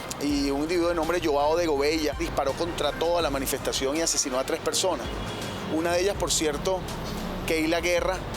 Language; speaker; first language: Spanish; native; Spanish